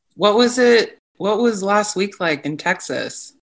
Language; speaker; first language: English; native; English